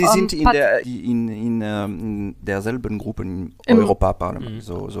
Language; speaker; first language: German; non-native, learner; French